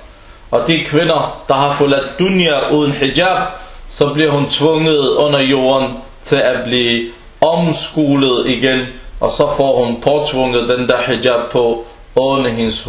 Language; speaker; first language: Danish; non-native, fluent; Arabic